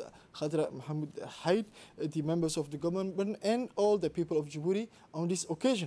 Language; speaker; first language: English; non-native, fluent; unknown